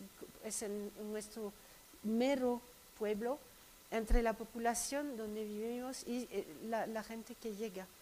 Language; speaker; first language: Spanish; non-native, fluent; French